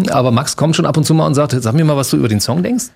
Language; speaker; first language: German; native; German